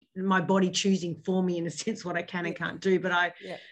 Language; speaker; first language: English; native; English